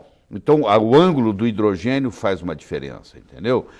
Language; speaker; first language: Portuguese; native; Portuguese